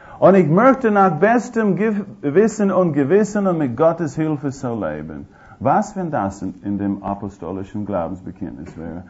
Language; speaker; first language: German; non-native, fluent; English